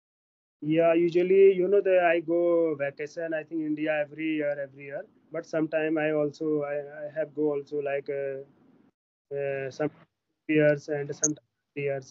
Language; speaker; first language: English; non-native, learner; Hindi